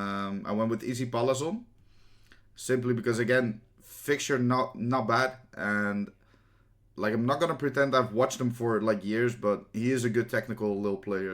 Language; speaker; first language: English; non-native, fluent; Dutch